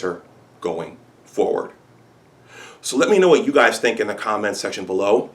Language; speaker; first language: English; native; English